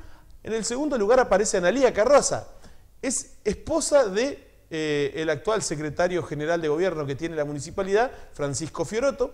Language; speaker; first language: Spanish; native; Spanish